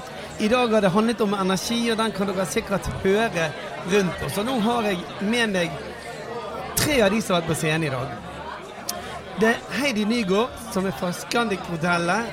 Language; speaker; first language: Norwegian; native; Norwegian